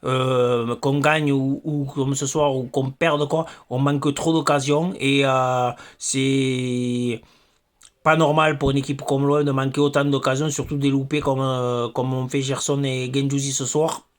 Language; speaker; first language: French; native; French